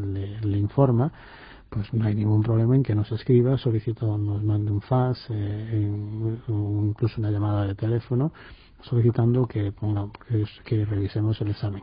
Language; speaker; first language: Spanish; native; Spanish